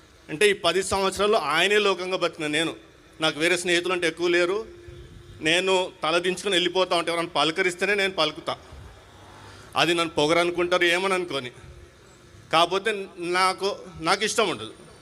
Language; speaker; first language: Telugu; non-native, local second language; Urdu